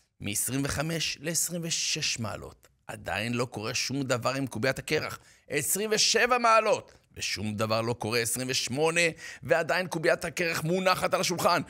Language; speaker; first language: Hebrew; native; Hebrew